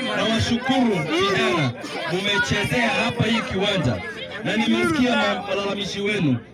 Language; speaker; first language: Swahili; non-native, local second language; Kalenjin